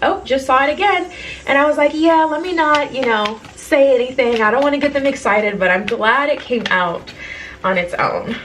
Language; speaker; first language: English; native; English